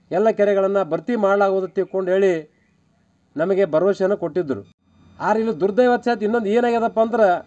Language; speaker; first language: Kannada; native; Kannada